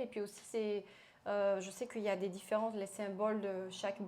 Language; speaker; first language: French; non-native, fluent; Bulgarian